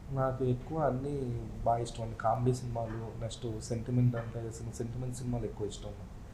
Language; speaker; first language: Telugu; native; Telugu